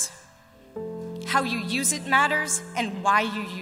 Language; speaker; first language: English; native; English